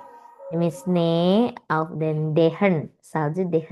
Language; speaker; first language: German; non-native, learner; Indonesian